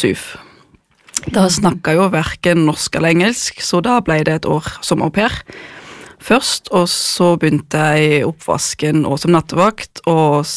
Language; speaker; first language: Norwegian; non-native, fluent; German